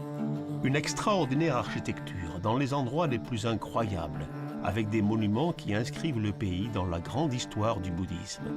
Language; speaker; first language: French; native; French